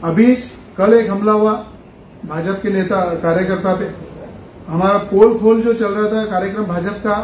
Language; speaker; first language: Hindi; non-native, local second language; Marathi